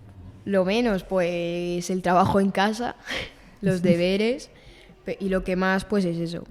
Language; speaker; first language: Spanish; native; Spanish